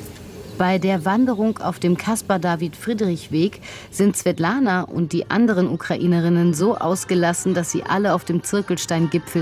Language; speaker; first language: German; native; German